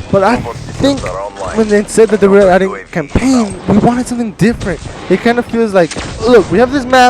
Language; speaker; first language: English; native; English